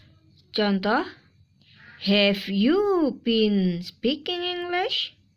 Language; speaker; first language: English; non-native, fluent; Indonesian